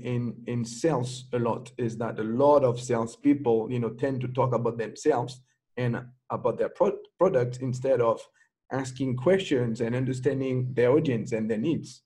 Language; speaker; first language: English; non-native, fluent; French